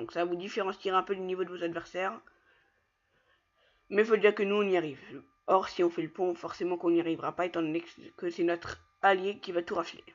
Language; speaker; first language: French; native; French